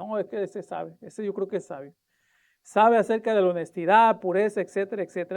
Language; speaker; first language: Spanish; native; Spanish